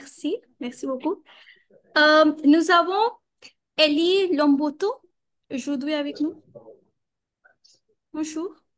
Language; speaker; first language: French; non-native, learner; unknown